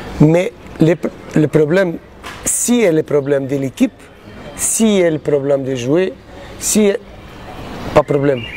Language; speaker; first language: French; non-native, learner; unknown